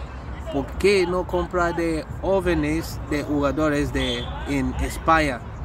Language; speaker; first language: Spanish; non-native, learner; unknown